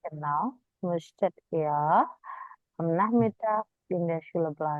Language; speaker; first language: German; non-native, fluent; Indonesian